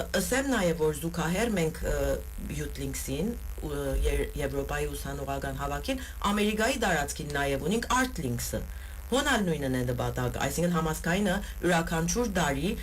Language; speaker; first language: Armenian; early bilingual, heritage; Armenian